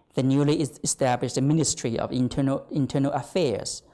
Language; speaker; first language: English; non-native, fluent; Chinese